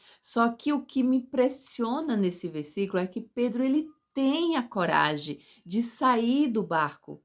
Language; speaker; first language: Portuguese; native; Portuguese